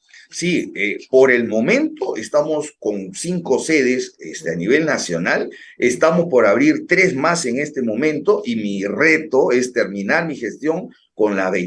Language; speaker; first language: Spanish; native; Spanish